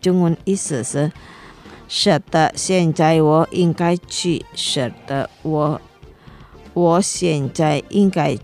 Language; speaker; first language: Chinese; non-native, learner; Indonesian